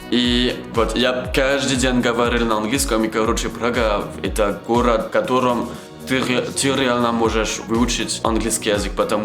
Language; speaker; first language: Russian; non-native, learner; French